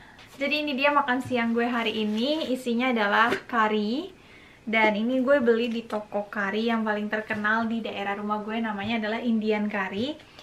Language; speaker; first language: Indonesian; native; Indonesian